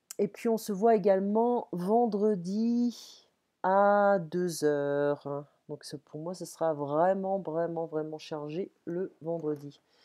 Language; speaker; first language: French; native; French